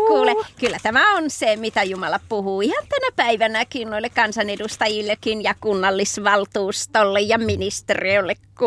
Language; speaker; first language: Finnish; native; Finnish